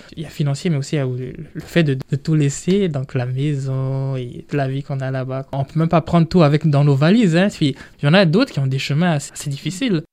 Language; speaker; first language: French; non-native, local second language; Rundi